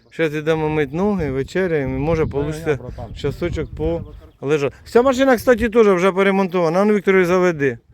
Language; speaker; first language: Ukrainian; native; Ukrainian